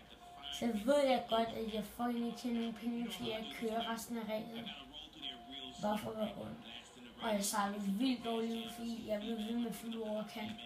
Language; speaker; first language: Danish; native; Danish